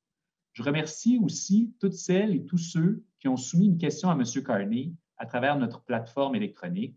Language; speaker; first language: French; native; French